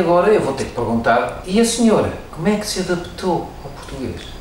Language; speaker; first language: Portuguese; native; Portuguese